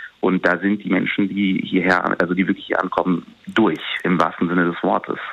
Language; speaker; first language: German; native; German